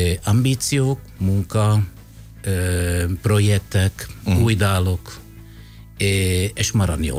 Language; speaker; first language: Hungarian; non-native, fluent; Italian